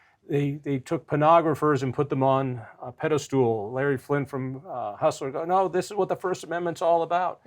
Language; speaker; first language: English; native; English